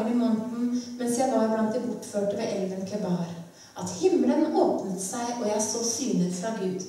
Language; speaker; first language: Norwegian; native; Norwegian